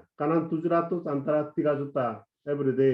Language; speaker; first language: Indonesian; non-native, fluent; Korean